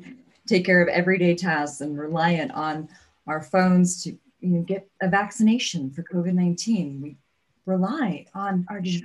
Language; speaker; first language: English; native; English